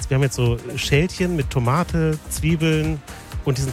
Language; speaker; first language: German; native; German